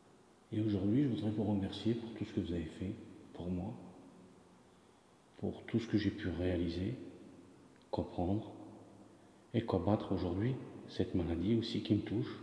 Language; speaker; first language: French; native; French